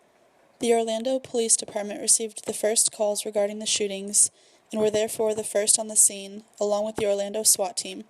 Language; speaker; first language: English; native; English